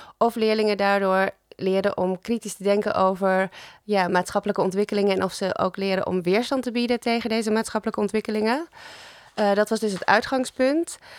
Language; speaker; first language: Dutch; native; Dutch